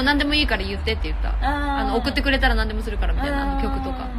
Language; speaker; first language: Japanese; native; Japanese